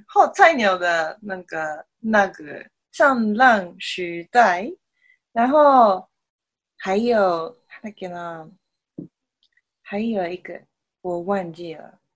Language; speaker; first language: Chinese; non-native, learner; Japanese